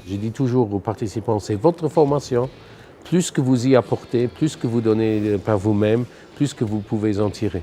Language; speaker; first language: French; non-native, local second language; Luxembourgish